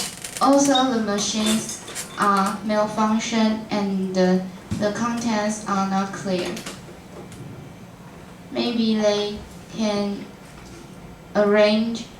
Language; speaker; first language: English; non-native, learner; Chinese